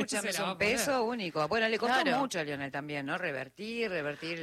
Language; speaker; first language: Spanish; native; Spanish